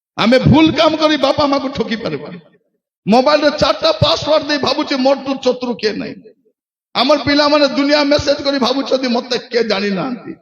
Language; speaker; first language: Odia; non-native, local second language; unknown